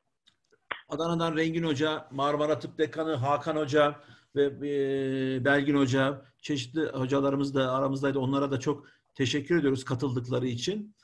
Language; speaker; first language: Turkish; native; Turkish